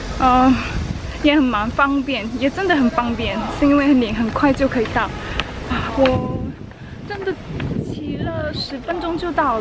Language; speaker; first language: Chinese; non-native, fluent; Korean